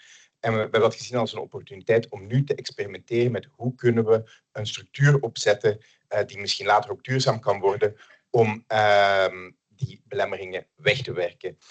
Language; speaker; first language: Dutch; native; Dutch